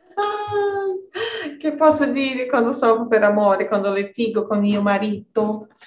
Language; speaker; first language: Italian; non-native, learner; Portuguese